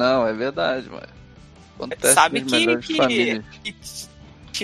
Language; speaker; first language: Portuguese; native; Portuguese